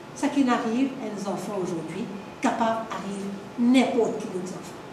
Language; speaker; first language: French; non-native, local second language; Morisyen